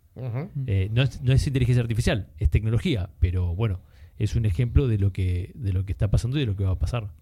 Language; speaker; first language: Spanish; native; Spanish